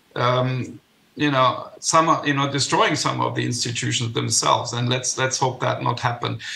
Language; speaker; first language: English; non-native, fluent; German